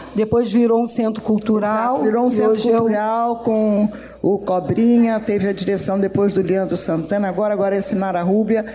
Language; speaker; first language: Portuguese; native; Portuguese